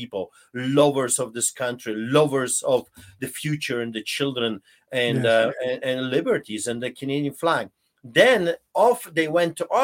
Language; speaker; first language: English; non-native, fluent; Polish